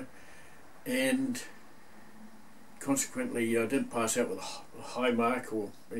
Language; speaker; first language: English; native; English